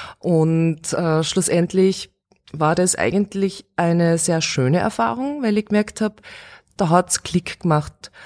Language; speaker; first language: German; early bilingual, other home language; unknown